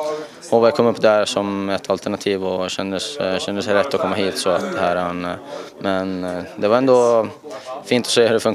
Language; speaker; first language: Swedish; non-native, fluent; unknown